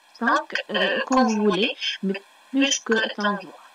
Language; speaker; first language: French; non-native, local second language; Arabic